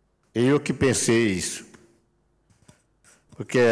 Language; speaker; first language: Portuguese; non-native, local second language; Yanomámi